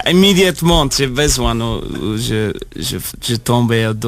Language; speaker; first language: French; non-native, learner; English